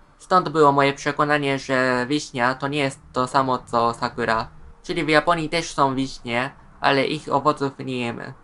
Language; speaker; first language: Polish; non-native, fluent; Japanese